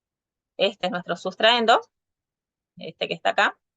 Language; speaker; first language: Spanish; native; Spanish